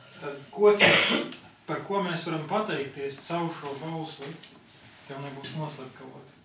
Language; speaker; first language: Latvian; native; Latvian